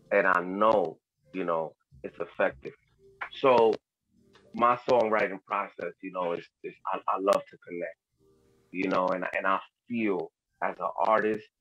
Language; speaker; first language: English; early bilingual, other home language; Spanish